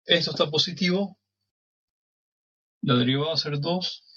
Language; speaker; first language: Spanish; native; Spanish